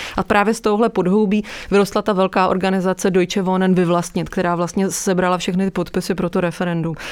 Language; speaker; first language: Czech; native; Czech